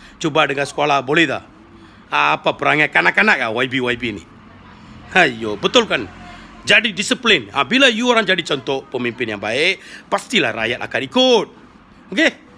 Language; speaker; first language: Malay; non-native, local second language; Tamil